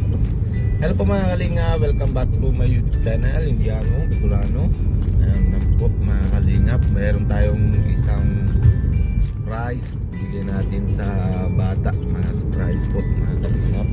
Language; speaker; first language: Filipino; non-native, local second language; Bikol